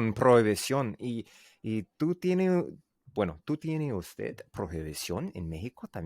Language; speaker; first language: Spanish; non-native, learner; English